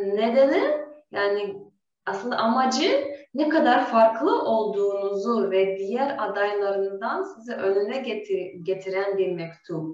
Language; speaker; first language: Turkish; non-native, fluent; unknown